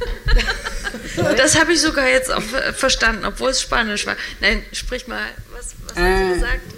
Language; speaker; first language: German; native; German